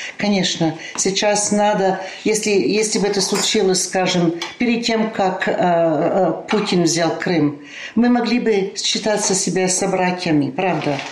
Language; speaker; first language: Russian; early bilingual, heritage; Russian